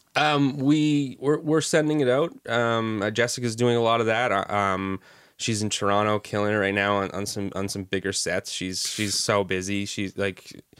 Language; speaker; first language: English; native; English